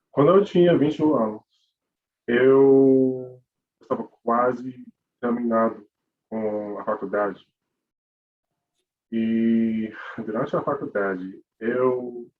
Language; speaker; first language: Portuguese; non-native, learner; English